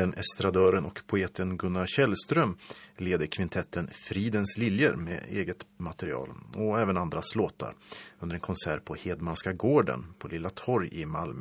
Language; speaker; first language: Swedish; native; Swedish